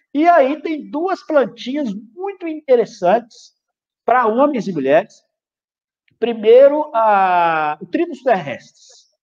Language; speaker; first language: Portuguese; native; Portuguese